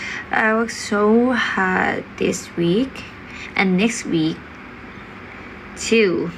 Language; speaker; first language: English; non-native, learner; Thai